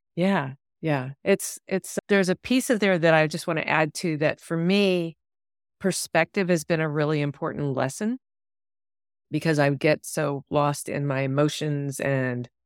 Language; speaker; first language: English; native; English